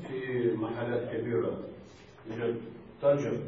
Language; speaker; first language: Arabic; non-native, learner; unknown